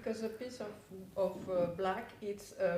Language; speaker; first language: English; non-native, learner; French